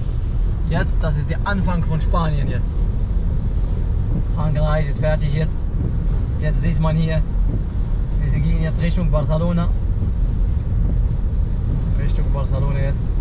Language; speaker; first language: German; non-native, fluent; Arabic